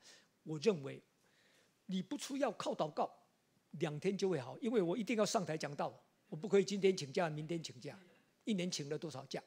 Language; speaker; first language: Chinese; native; Chinese